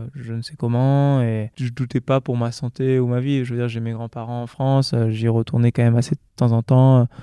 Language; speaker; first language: French; native; French